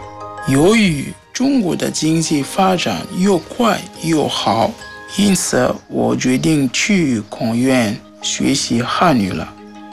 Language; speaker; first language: Chinese; non-native, fluent; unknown